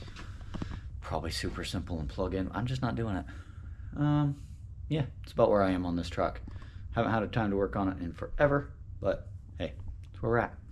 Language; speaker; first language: English; native; English